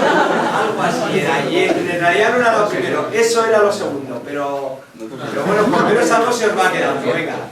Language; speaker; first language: Spanish; native; Spanish